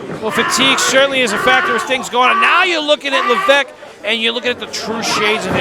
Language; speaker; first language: English; native; English